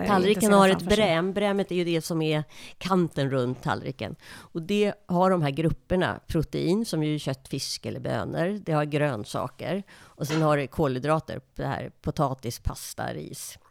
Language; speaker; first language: Swedish; native; Swedish